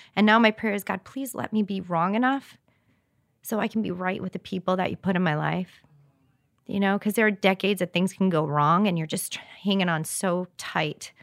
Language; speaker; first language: English; native; English